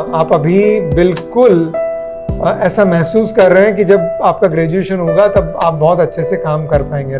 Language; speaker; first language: Hindi; native; Hindi